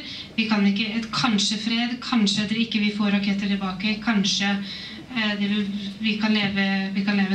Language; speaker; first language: Norwegian; native; Norwegian